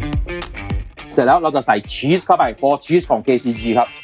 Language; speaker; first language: Thai; non-native, fluent; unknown